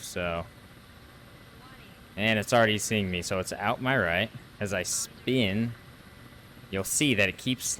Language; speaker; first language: English; native; English